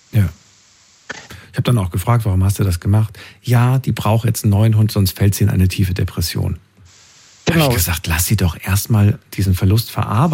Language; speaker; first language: German; native; German